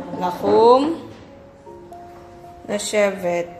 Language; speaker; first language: Hebrew; non-native, learner; Filipino